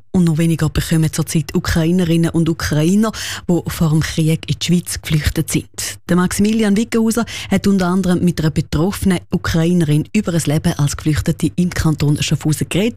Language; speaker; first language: German; native; German